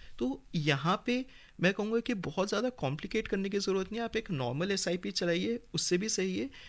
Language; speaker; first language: Hindi; native; Hindi